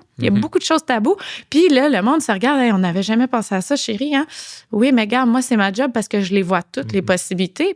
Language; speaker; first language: French; native; French